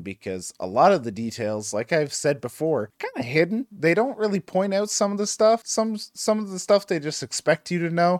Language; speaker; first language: English; native; English